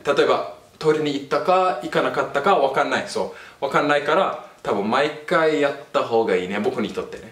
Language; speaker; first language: Japanese; non-native, fluent; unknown